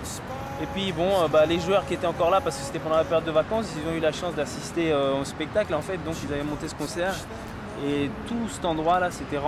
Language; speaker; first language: French; native; French